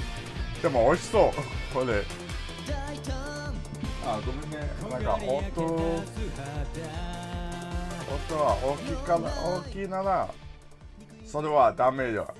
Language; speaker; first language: Japanese; non-native, learner; English